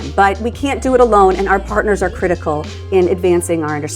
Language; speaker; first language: English; native; English